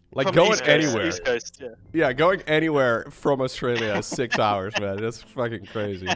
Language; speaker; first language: English; non-native, fluent; Dutch